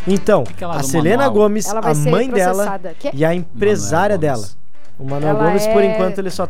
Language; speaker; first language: Portuguese; native; Portuguese